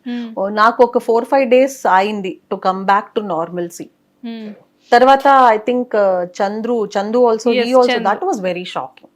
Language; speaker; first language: Telugu; non-native, local second language; Kannada